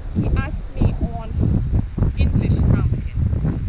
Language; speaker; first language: English; non-native, fluent; Russian